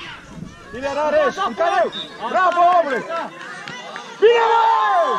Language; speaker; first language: Romanian; native; Romanian